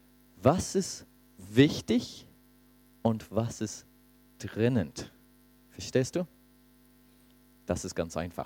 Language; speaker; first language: German; non-native, fluent; English